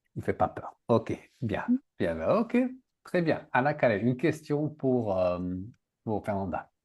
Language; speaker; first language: French; native; French